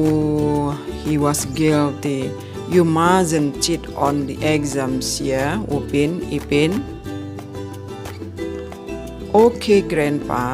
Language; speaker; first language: English; non-native, fluent; Indonesian